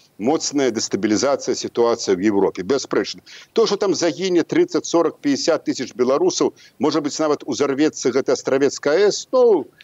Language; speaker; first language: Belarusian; native; Belarusian